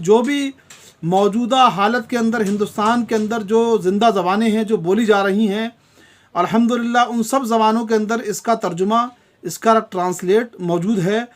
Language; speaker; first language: Urdu; native; Urdu